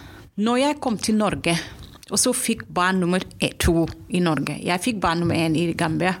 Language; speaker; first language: Norwegian; non-native, fluent; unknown